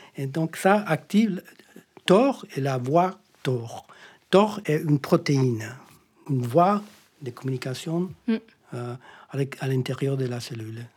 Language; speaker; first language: French; non-native, fluent; English